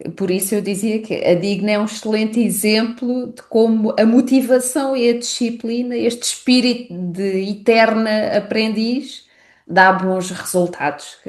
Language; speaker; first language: Portuguese; native; Portuguese